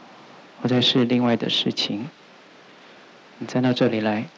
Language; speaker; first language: Chinese; native; Chinese